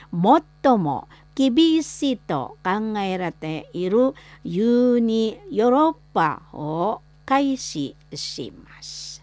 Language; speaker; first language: Japanese; non-native, fluent; Indonesian